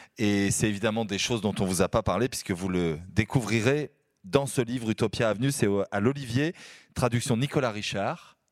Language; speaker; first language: French; native; French